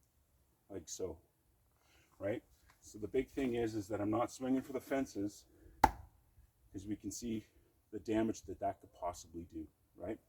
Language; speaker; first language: English; native; English